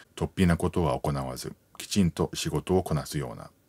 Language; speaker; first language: Japanese; non-native, fluent; English